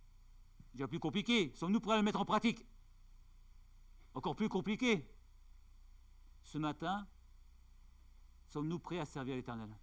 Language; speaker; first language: French; native; French